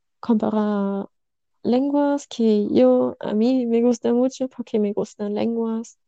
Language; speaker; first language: Spanish; non-native, learner; German